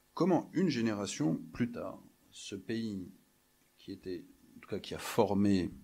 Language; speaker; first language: French; native; French